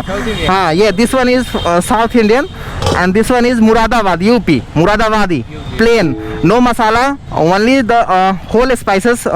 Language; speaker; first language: English; non-native, local second language; Hindi